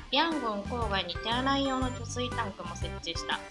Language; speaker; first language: Japanese; native; Japanese